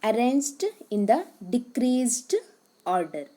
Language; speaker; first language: English; non-native, local second language; Kannada